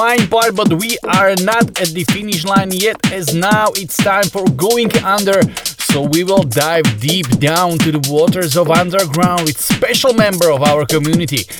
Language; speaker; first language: English; non-native, fluent; Slovak